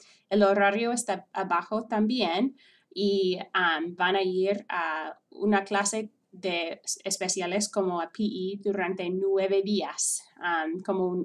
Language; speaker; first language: Spanish; non-native, fluent; English